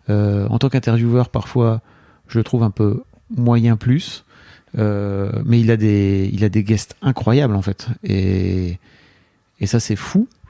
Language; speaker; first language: French; native; French